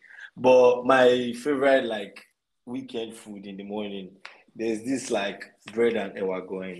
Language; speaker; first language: English; non-native, local second language; Yoruba